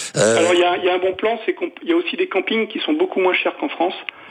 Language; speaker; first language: French; native; French